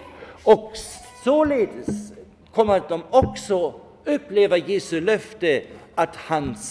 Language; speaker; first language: Swedish; non-native, fluent; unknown